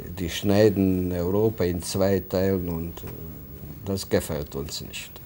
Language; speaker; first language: German; non-native, fluent; Hungarian